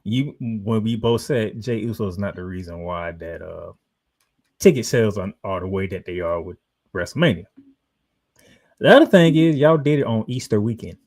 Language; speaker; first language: English; native; English